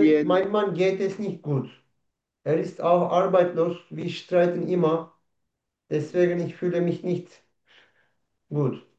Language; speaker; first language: German; non-native, learner; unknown